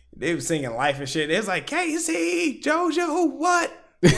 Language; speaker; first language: English; native; English